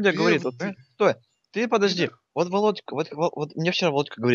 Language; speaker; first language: Russian; native; Russian